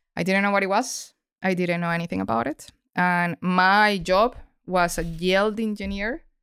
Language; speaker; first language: English; non-native, fluent; Spanish